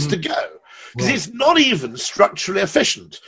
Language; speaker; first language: English; native; English